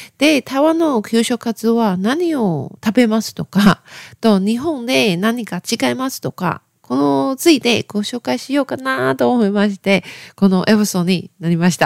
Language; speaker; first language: Japanese; non-native, learner; Chinese